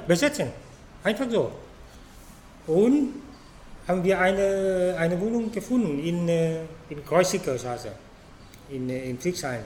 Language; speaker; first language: German; non-native, fluent; Vietnamese